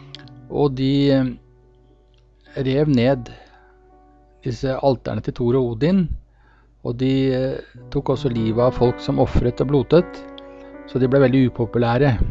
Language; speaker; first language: Norwegian; native; Norwegian